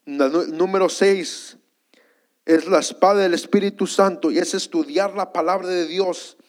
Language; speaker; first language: Spanish; early bilingual, heritage; Spanish